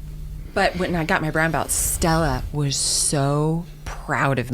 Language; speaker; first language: English; native; English